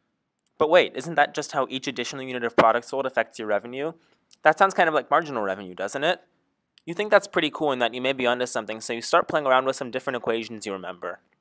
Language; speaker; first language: English; native; English